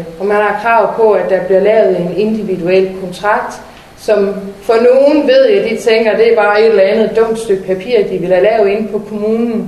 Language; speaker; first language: Danish; native; Danish